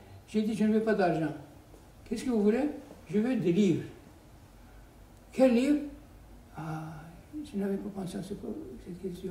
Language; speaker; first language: French; non-native, fluent; Turkish